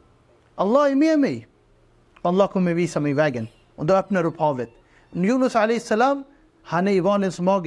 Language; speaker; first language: Swedish; non-native, fluent; Urdu